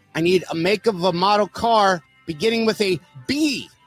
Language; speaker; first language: English; native; English